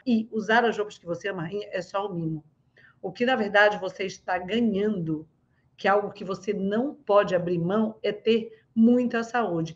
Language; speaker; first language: Portuguese; native; Portuguese